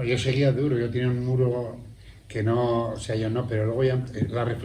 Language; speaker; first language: Spanish; native; Spanish